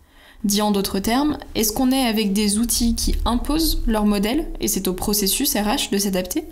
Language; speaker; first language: French; native; French